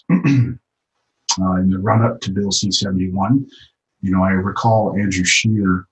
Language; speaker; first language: English; native; English